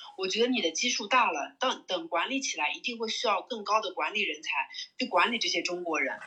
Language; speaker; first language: Chinese; native; Chinese